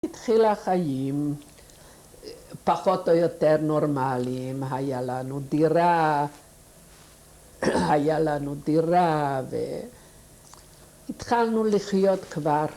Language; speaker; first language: Hebrew; non-native, fluent; Yiddish